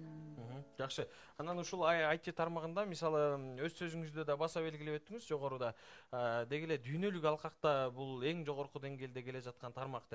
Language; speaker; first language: Kyrgyz; native; Kyrgyz